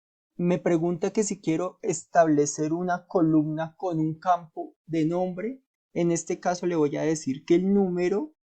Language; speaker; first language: Spanish; native; Spanish